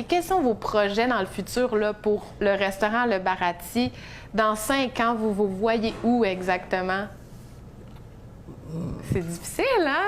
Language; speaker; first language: French; native; French